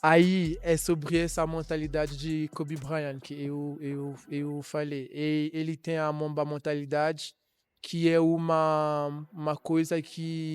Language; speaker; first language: Portuguese; non-native, learner; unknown